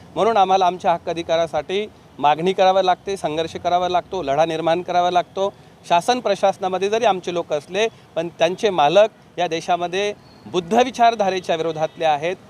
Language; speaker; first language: Marathi; native; Marathi